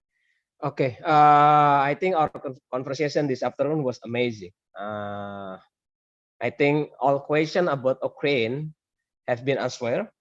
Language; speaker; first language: English; non-native, learner; Indonesian